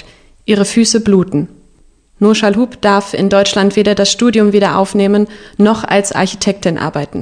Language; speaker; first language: German; native; German